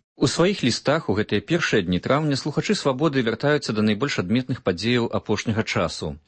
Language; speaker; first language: Belarusian; native; Belarusian